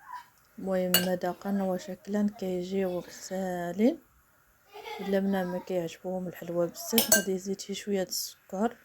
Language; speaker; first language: Arabic; native; Arabic